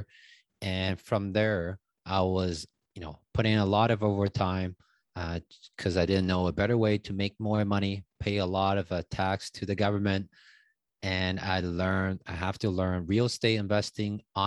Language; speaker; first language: English; non-native, fluent; Chinese